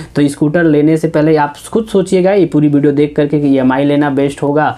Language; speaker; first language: Hindi; native; Hindi